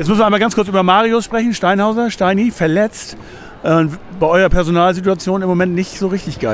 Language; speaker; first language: German; native; German